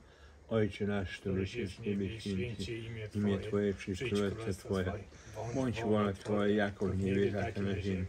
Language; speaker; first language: Polish; native; Polish